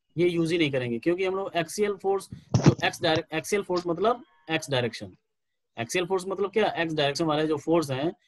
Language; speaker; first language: Hindi; native; Hindi